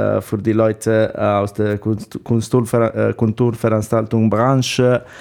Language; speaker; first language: German; non-native, learner; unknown